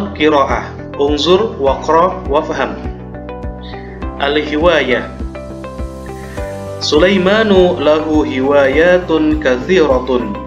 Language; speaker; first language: Arabic; non-native, fluent; Indonesian